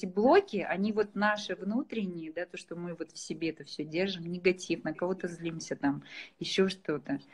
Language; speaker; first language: Russian; native; Russian